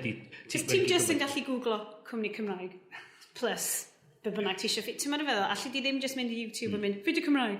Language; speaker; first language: Welsh; native; Welsh